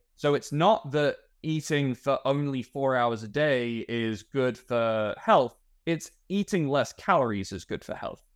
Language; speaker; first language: English; native; English